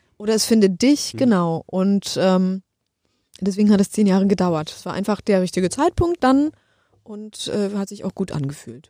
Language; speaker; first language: German; early bilingual, other home language; Polish